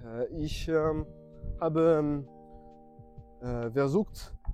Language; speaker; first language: German; non-native, learner; French